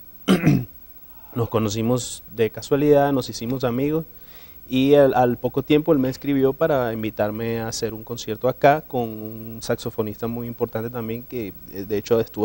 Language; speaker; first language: Spanish; native; Spanish